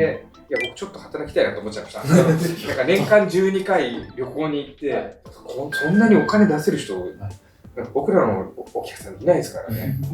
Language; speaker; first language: Japanese; native; Japanese